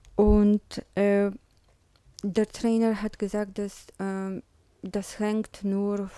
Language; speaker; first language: German; non-native, fluent; Polish